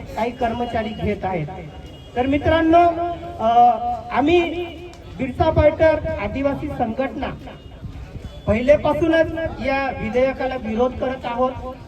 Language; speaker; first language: Marathi; native; Marathi